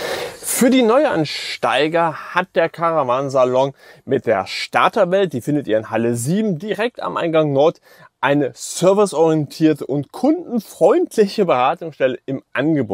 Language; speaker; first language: German; native; German